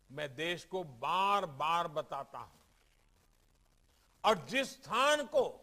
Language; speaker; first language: Hindi; non-native, local second language; Gujarati